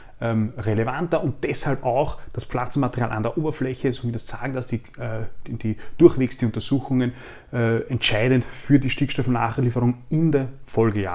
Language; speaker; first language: German; native; German